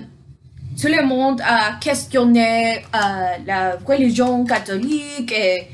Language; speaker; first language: French; non-native, learner; English